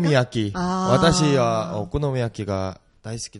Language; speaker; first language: Japanese; non-native, learner; Korean